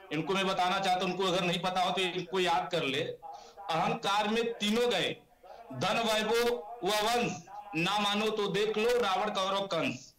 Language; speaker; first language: Hindi; native; Hindi